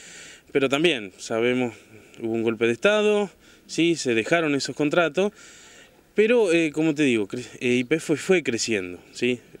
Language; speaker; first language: Spanish; native; Spanish